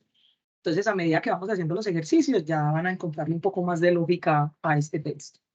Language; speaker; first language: Spanish; native; Spanish